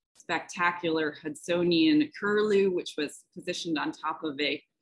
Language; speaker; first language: English; native; English